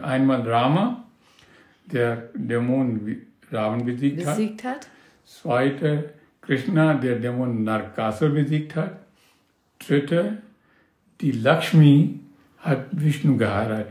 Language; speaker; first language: German; non-native, learner; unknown